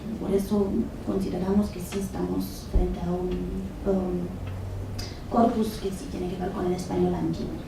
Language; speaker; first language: Spanish; non-native, fluent; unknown